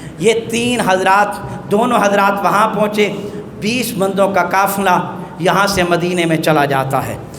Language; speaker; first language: Urdu; non-native, local second language; Punjabi